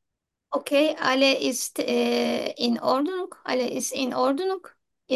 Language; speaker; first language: German; non-native, learner; Turkish